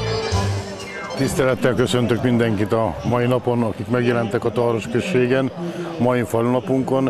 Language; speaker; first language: Hungarian; native; Hungarian